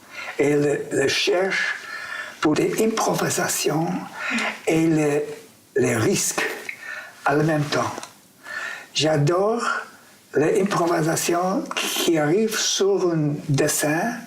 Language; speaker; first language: French; non-native, fluent; English